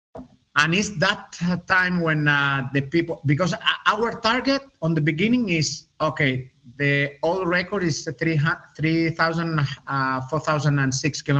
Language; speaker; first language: English; non-native, learner; Spanish